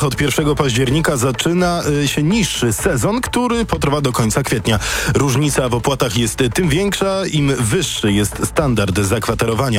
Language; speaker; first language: Polish; native; Polish